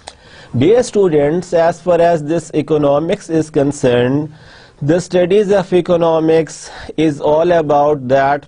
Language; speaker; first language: English; non-native, local second language; Urdu